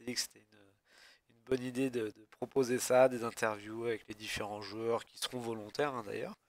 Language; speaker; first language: French; native; French